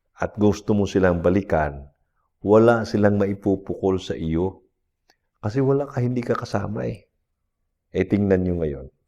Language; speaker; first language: Filipino; non-native, local second language; Cebuano